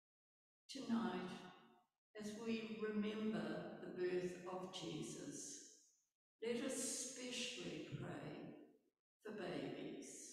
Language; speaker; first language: English; native; English